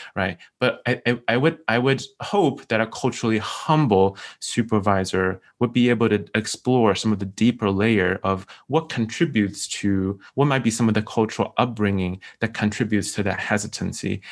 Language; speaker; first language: English; non-native, fluent; Chinese